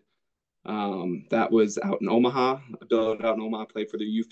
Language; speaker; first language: English; native; English